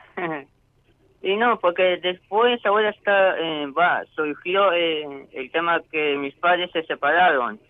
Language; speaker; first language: Spanish; native; Spanish